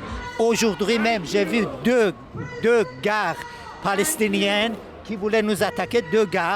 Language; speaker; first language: French; non-native, fluent; Persian